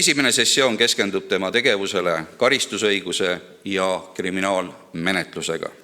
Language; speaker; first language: Estonian; native; Estonian